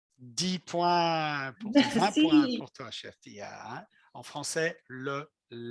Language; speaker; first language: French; non-native, fluent; English